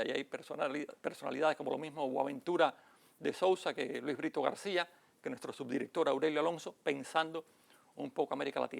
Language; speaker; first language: Spanish; native; Spanish